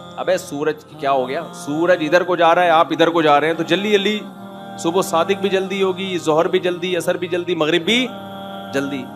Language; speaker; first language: Urdu; native; Urdu